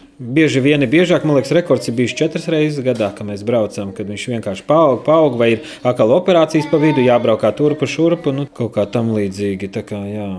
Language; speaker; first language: Latvian; native; Latvian